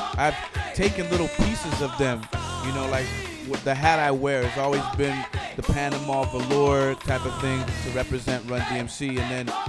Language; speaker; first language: English; early bilingual, other home language; Spanish